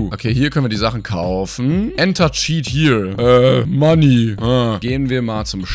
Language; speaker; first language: German; native; German